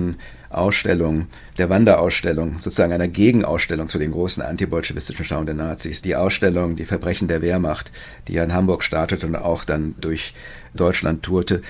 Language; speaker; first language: German; native; German